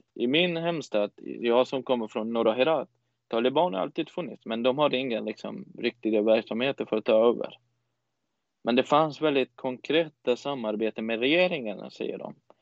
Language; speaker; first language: Swedish; non-native, fluent; Persian